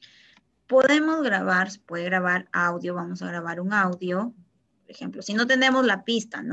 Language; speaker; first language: Spanish; native; Spanish